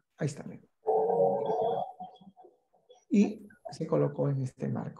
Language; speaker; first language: Spanish; native; Spanish